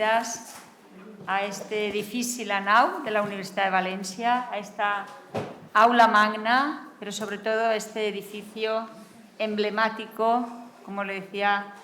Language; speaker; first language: Spanish; native; Spanish